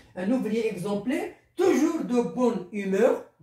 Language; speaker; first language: French; non-native, local second language; Arabic